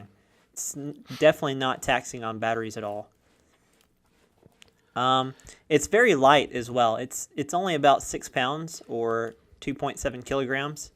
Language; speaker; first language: English; native; English